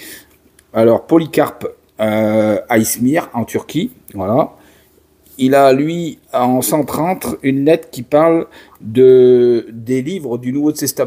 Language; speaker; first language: French; native; French